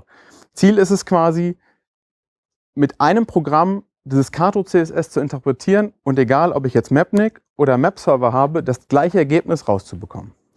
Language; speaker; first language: German; native; German